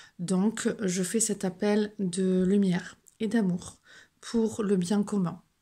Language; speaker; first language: French; native; French